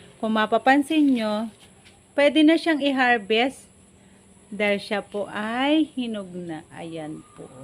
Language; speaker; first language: Filipino; native; Filipino